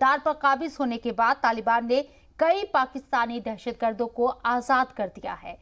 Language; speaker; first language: Hindi; native; Hindi